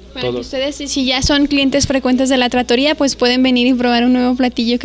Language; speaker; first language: Spanish; native; Spanish